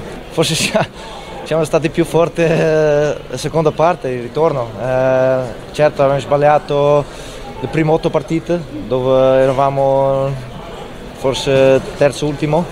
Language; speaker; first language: Italian; non-native, fluent; Dutch